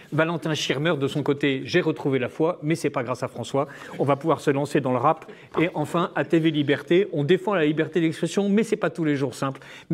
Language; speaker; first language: French; native; French